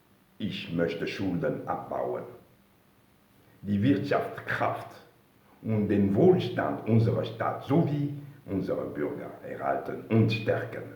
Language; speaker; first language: German; non-native, fluent; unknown